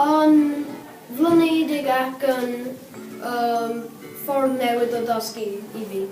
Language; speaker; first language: Welsh; non-native, local second language; English